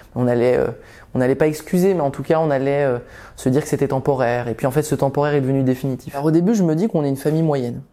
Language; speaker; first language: French; early bilingual, other home language; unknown